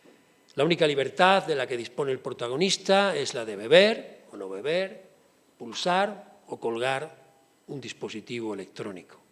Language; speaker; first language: Spanish; native; Spanish